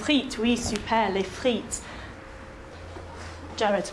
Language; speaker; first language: French; non-native, fluent; English